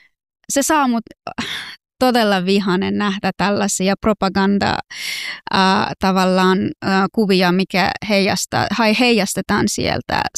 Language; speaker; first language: Finnish; non-native, fluent; Persian